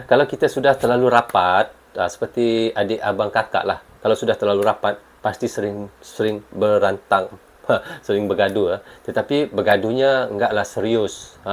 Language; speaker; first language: Malay; native; Malay